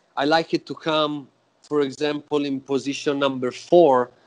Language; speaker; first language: English; non-native, fluent; Italian